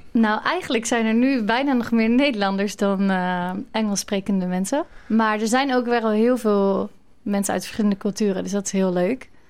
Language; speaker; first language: Dutch; native; Dutch